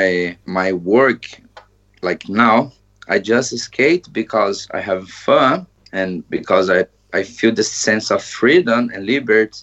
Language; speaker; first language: English; non-native, learner; Portuguese